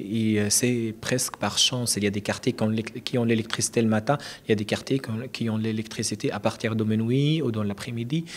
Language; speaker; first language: French; non-native, fluent; Arabic